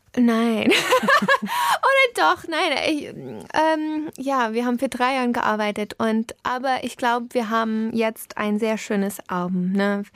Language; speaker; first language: German; non-native, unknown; English